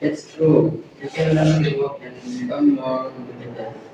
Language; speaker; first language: English; non-native, learner; Indonesian